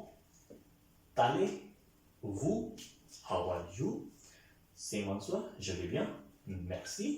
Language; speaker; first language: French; non-native, fluent; Hindi